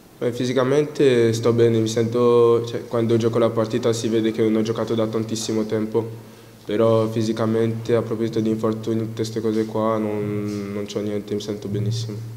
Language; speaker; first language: Italian; non-native, fluent; French